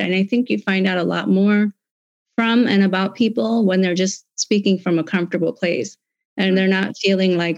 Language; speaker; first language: English; native; English